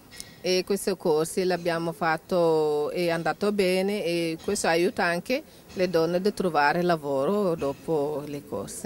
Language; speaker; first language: Italian; non-native, learner; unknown